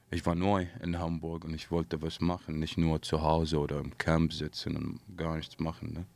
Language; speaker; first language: German; non-native, learner; Arabic